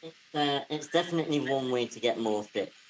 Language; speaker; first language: English; native; English